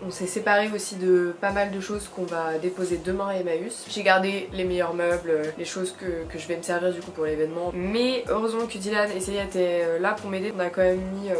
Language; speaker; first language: French; native; French